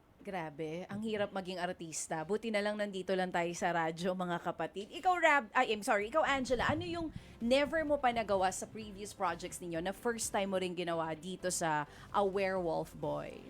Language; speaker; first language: Filipino; native; Filipino